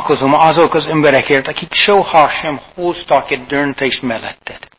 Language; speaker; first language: Hungarian; non-native, fluent; English